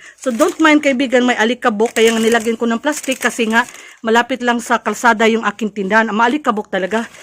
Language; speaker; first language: Filipino; non-native, local second language; Cebuano